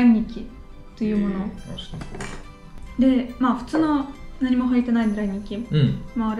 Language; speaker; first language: Japanese; non-native, fluent; Russian